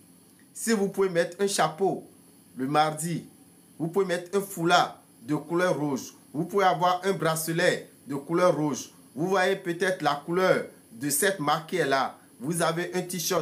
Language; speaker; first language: French; non-native, local second language; Fon